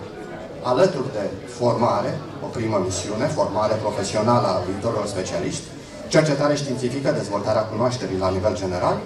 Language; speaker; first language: Romanian; native; Romanian